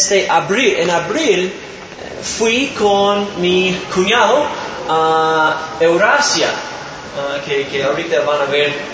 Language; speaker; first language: Spanish; non-native, fluent; English